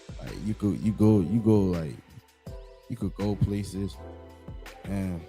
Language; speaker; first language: English; native; English